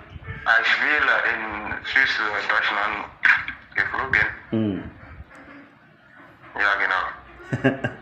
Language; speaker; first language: German; non-native, learner; French